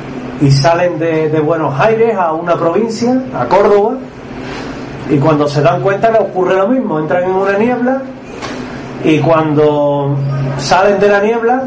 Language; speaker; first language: Spanish; native; Spanish